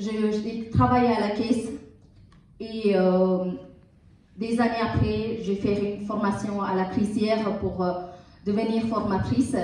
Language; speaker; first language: French; non-native, learner; Tamil